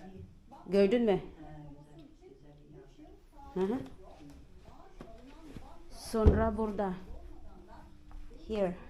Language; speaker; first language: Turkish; non-native, learner; Filipino